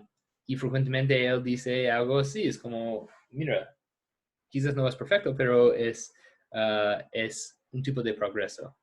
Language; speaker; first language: Spanish; non-native, fluent; English